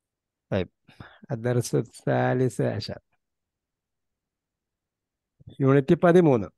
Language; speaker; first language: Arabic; non-native, fluent; Malayalam